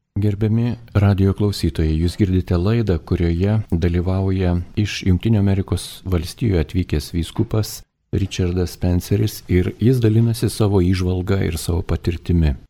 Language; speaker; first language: Lithuanian; native; Lithuanian